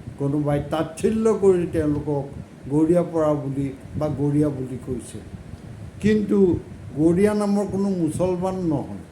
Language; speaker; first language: Assamese; native; Assamese